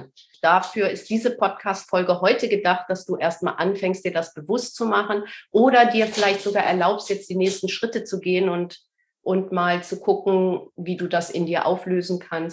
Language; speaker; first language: German; native; German